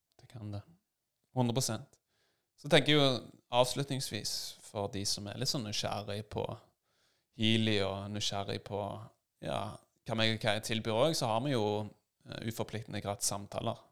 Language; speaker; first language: Norwegian; native; Norwegian